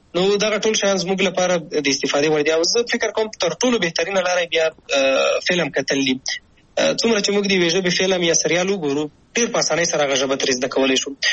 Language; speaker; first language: Pashto; native; Pashto